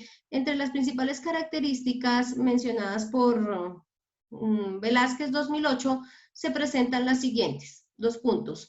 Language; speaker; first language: Spanish; native; Spanish